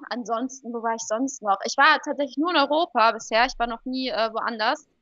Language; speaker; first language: German; early bilingual, other home language; Portuguese